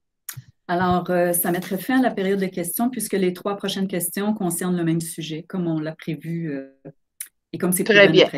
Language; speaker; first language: French; native; French